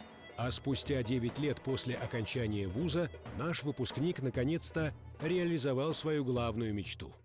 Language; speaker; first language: Russian; native; Russian